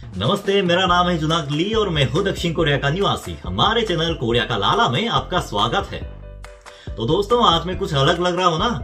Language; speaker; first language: Hindi; non-native, fluent; Korean